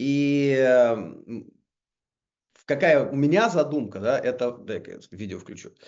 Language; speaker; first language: Russian; native; Russian